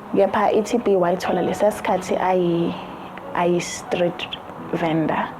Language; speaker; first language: Zulu; non-native, local second language; Tsonga